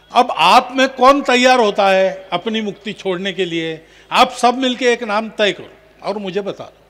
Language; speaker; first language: Hindi; non-native, local second language; Marathi